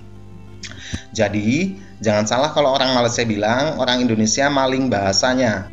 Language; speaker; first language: Indonesian; native; Indonesian